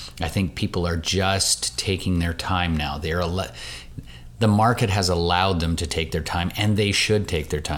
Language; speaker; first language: English; native; English